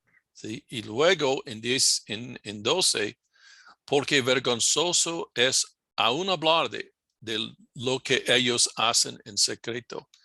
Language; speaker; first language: Spanish; non-native, fluent; English